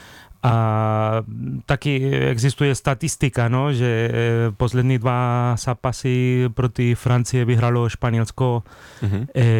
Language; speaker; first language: Czech; non-native, fluent; Spanish